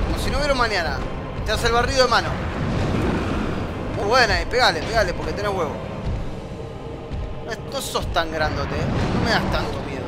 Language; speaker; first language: Spanish; native; Spanish